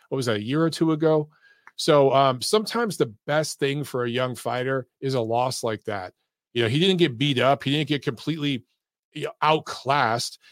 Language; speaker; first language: English; native; English